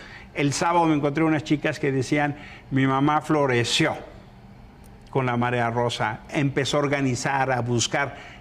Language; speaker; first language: Spanish; native; Spanish